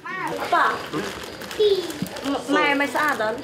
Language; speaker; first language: Korean; non-native, learner; Khmer